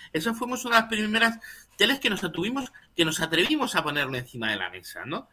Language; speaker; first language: Spanish; native; Spanish